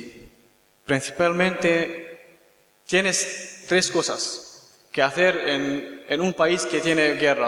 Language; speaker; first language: Spanish; non-native, learner; Kurdish